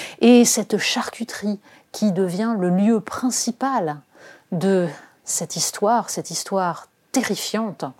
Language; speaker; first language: French; native; French